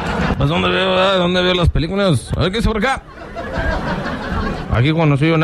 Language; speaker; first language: Spanish; native; Spanish